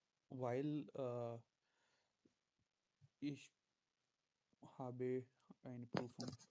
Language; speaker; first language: German; non-native, learner; Urdu